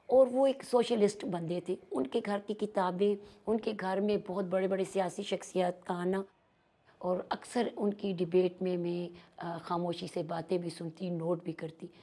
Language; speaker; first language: Urdu; non-native, local second language; Pashto